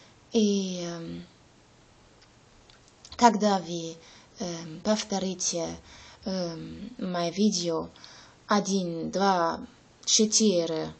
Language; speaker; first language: Russian; non-native, learner; German